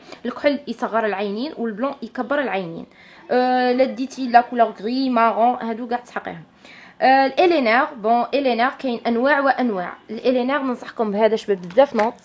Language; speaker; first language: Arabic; native; Arabic